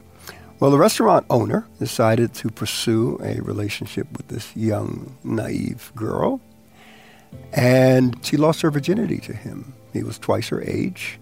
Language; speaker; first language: English; early bilingual, other home language; Spanish